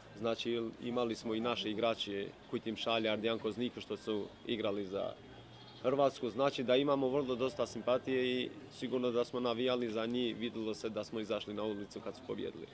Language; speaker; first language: Croatian; non-native, local second language; Albanian